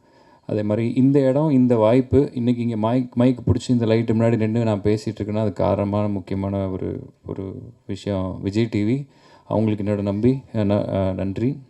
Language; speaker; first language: Tamil; native; Tamil